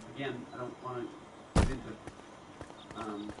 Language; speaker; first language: English; native; English